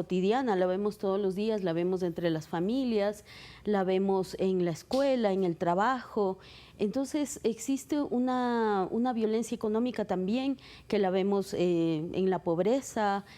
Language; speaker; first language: Spanish; native; Spanish